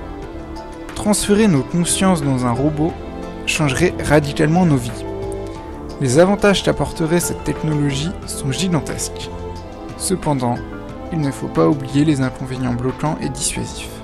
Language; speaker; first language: French; native; French